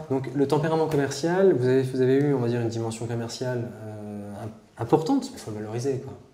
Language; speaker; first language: French; native; French